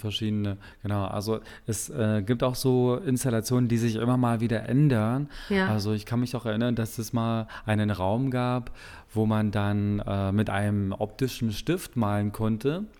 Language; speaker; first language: German; native; German